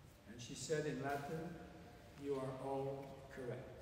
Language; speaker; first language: English; non-native, fluent; French